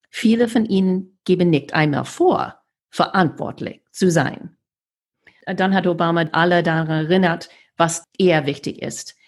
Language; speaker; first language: German; non-native, fluent; English